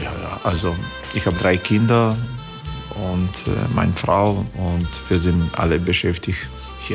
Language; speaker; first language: German; non-native, fluent; Croatian